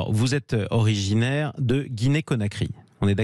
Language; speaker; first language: French; native; French